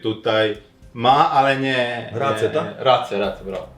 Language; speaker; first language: Polish; non-native, learner; Serbian